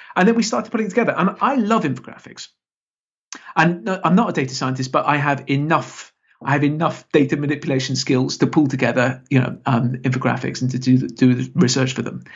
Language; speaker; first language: English; native; English